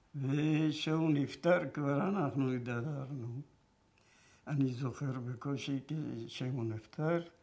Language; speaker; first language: Hebrew; non-native, fluent; Persian